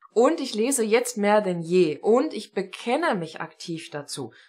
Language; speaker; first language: German; non-native, fluent; Estonian